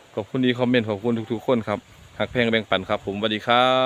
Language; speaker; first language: Thai; non-native, local second language; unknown